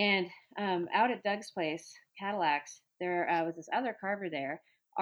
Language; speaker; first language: English; native; English